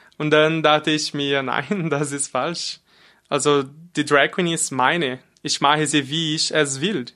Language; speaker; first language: German; non-native, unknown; Portuguese